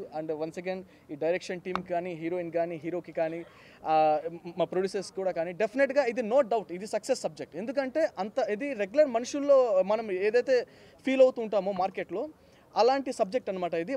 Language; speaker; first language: Telugu; native; Telugu